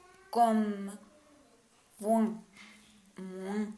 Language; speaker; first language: French; non-native, learner; Spanish